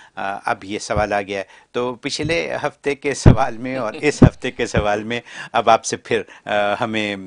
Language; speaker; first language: Urdu; native; Urdu